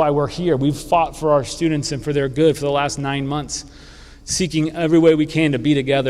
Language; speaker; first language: English; native; English